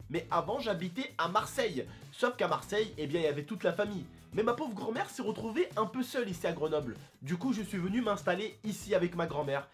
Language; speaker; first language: French; early bilingual, other home language; Arabic